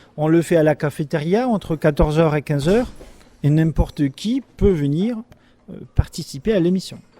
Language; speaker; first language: French; native; French